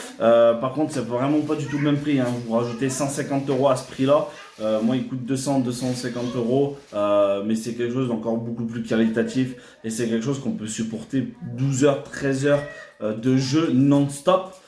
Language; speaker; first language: French; native; French